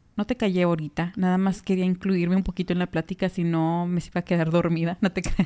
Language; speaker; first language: Spanish; early bilingual, heritage; Spanish